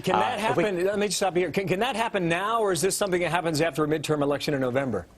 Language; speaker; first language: English; native; English